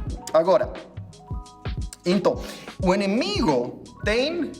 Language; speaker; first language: Portuguese; non-native, fluent; English